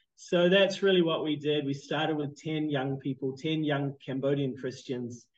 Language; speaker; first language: English; native; English